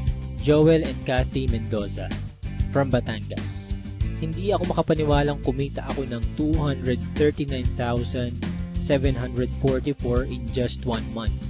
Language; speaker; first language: Filipino; native; Filipino